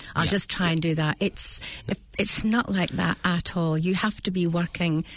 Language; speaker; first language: English; native; English